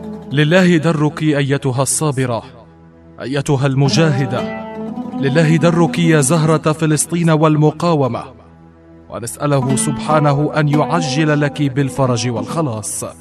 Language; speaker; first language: Arabic; native; Arabic